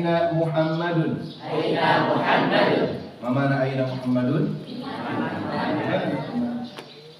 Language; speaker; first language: Arabic; non-native, fluent; Indonesian